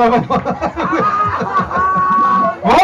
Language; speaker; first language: German; native; German